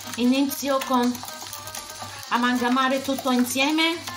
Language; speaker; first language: Italian; non-native, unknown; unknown